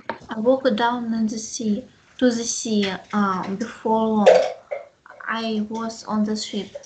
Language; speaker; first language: English; non-native, learner; Russian